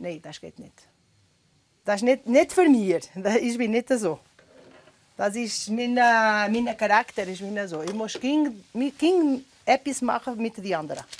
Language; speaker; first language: German; non-native, learner; Portuguese